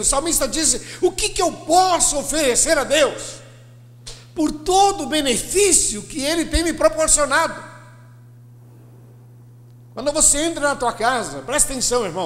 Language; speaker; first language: Portuguese; native; Portuguese